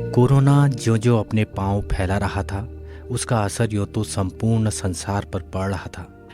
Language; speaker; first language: Hindi; native; Hindi